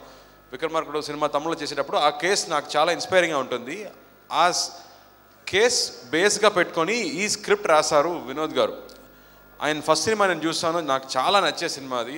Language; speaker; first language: Telugu; non-native, learner; Tamil